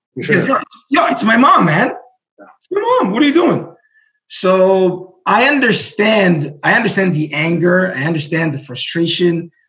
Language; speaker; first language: English; non-native, fluent; Greek